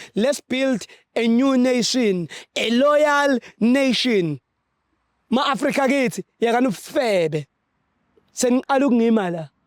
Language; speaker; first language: Zulu; native; Zulu